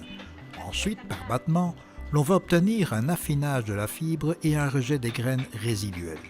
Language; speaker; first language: French; native; French